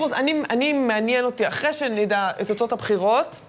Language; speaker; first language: Hebrew; native; Hebrew